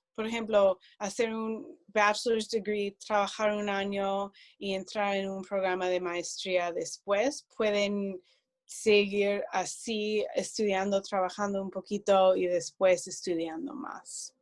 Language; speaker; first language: Spanish; non-native, fluent; English